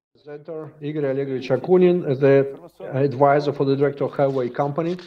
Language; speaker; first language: English; non-native, fluent; Russian